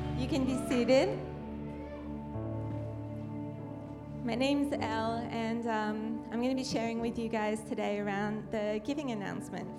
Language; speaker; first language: English; non-native, fluent; French